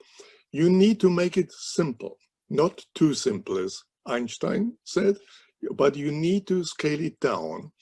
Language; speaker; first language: English; non-native, fluent; German